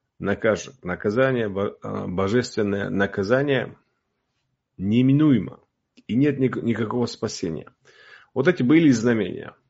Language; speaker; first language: Russian; non-native, local second language; Uzbek